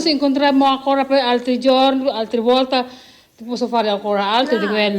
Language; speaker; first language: Italian; non-native, learner; Filipino